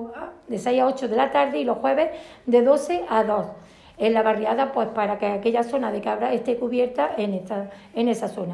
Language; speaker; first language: Spanish; native; Spanish